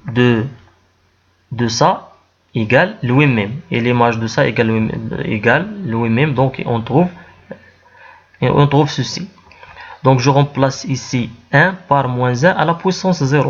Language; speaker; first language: French; non-native, local second language; Arabic